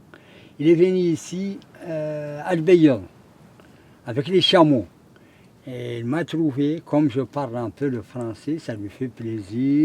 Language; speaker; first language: French; non-native, learner; Arabic